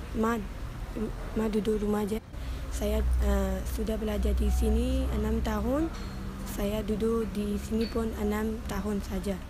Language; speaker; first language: Malay; early bilingual, other home language; Rohingya